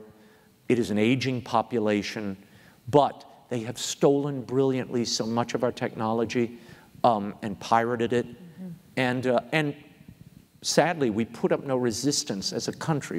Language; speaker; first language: English; native; English